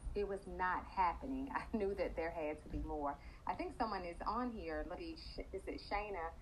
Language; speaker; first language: English; native; English